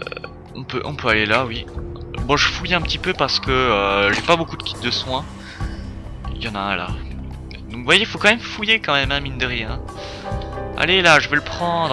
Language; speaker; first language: French; native; French